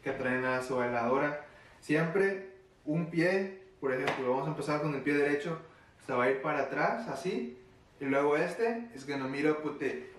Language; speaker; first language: Spanish; early bilingual, heritage; Spanish